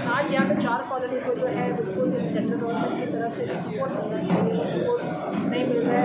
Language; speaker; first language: Hindi; non-native, local second language; Marathi